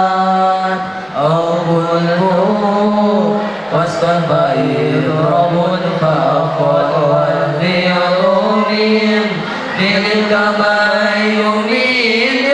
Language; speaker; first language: Arabic; non-native, learner; Sundanese